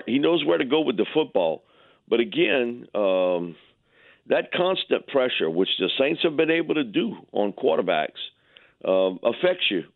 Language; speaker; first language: English; native; English